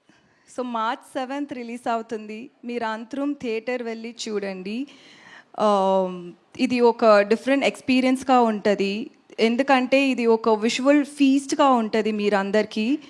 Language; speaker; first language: Telugu; non-native, learner; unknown